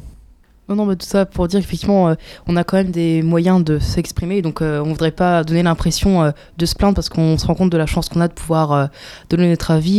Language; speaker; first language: French; native; French